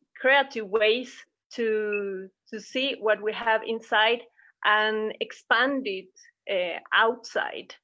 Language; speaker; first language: English; non-native, fluent; Spanish